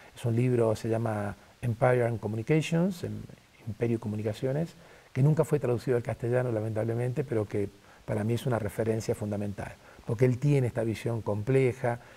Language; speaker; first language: Spanish; native; Spanish